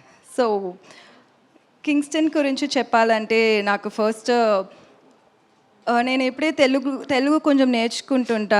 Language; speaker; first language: Telugu; non-native, learner; Tamil